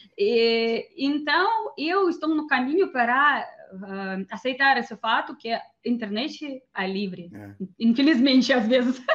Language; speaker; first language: Portuguese; non-native, learner; Russian